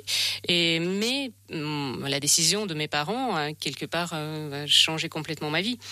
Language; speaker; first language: French; non-native, fluent; Russian